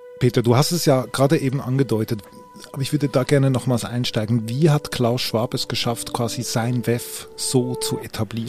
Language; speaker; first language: German; native; German